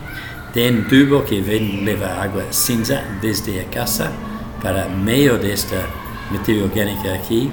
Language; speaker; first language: Portuguese; non-native, learner; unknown